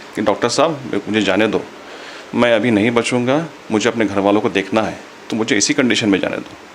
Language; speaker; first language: Hindi; non-native, local second language; Marathi